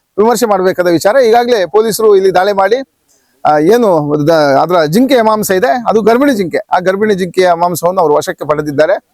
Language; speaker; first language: Kannada; native; Kannada